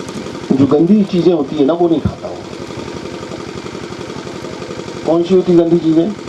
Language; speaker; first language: Hindi; native; Hindi